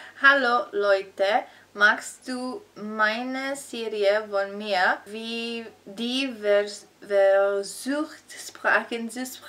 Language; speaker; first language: German; non-native, learner; Italian